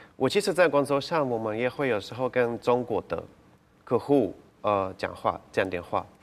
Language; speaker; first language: Chinese; non-native, fluent; Ukrainian